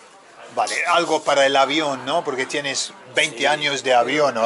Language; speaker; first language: Spanish; native; Spanish